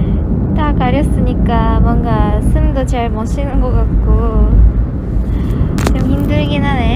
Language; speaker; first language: Korean; non-native, fluent; Japanese